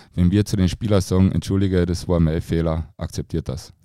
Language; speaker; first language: German; native; German